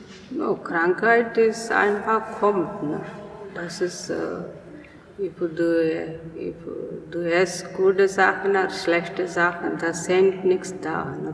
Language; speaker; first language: German; non-native, learner; Telugu